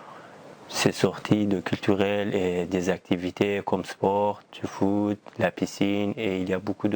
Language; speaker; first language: French; non-native, learner; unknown